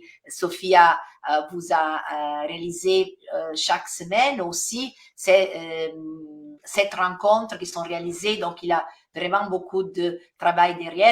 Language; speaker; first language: French; non-native, fluent; Italian